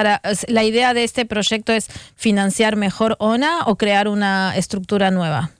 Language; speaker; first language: Spanish; native; Spanish